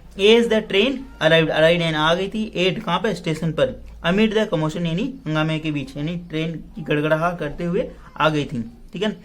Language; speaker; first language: Hindi; native; Hindi